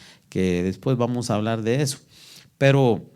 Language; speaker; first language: Spanish; native; Spanish